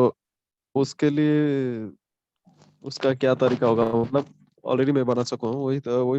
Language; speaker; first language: Hindi; native; Hindi